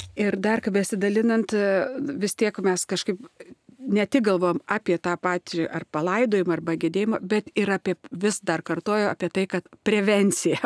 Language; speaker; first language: Lithuanian; native; Lithuanian